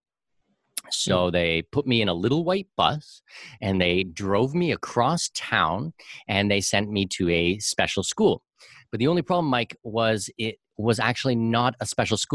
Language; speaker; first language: English; native; English